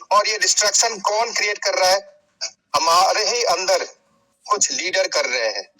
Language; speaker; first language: Hindi; native; Hindi